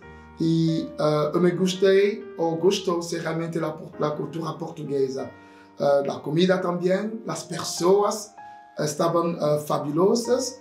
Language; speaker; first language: Portuguese; non-native, learner; French